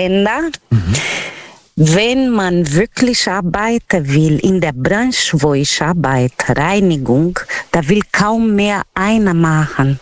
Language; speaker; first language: German; non-native, learner; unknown